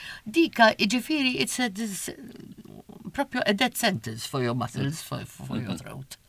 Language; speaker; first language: English; non-native, local second language; Maltese